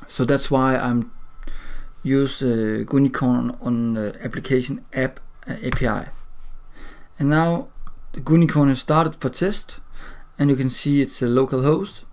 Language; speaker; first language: English; non-native, learner; Danish